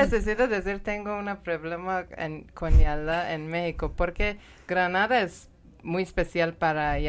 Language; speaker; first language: Spanish; non-native, learner; Persian